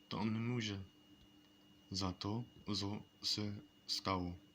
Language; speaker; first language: Czech; non-native, learner; English